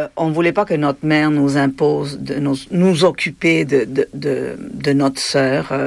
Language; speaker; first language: French; non-native, fluent; Spanish